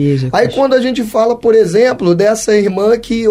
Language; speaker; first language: Portuguese; native; Portuguese